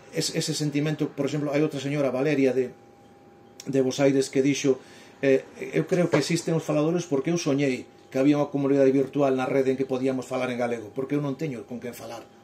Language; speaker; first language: Galician; native; Galician